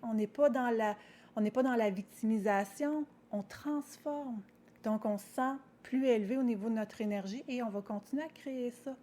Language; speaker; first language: French; native; French